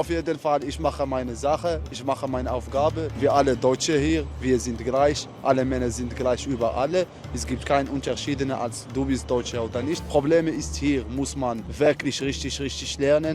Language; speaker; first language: German; non-native, learner; Arabic